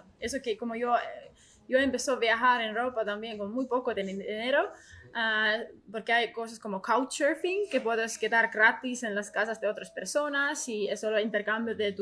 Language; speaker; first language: Spanish; non-native, learner; Estonian